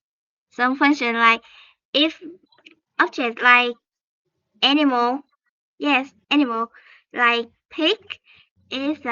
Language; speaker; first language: English; non-native, learner; Vietnamese